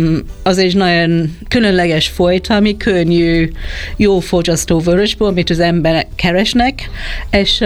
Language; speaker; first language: Hungarian; non-native, learner; English